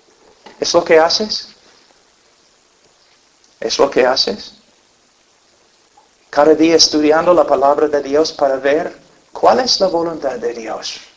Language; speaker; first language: Spanish; non-native, fluent; English